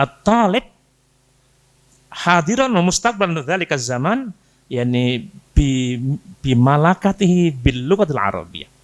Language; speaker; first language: Arabic; non-native, fluent; Indonesian